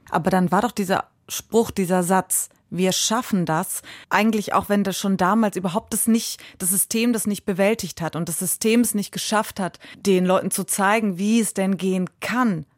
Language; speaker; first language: German; native; German